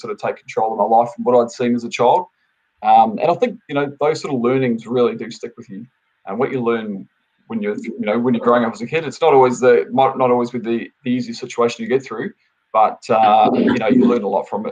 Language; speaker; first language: English; native; English